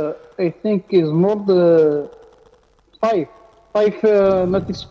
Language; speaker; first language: English; non-native, learner; Arabic